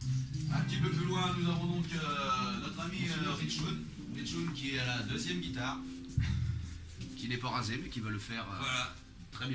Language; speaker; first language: French; native; French